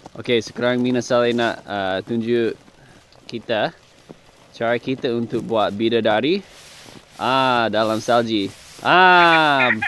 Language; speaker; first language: Malay; non-native, fluent; English